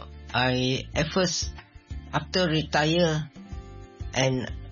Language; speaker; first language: English; non-native, local second language; Min Nan Chinese